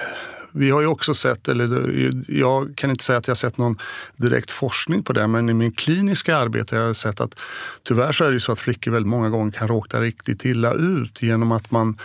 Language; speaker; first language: Swedish; native; Swedish